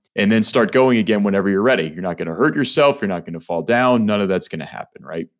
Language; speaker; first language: English; native; English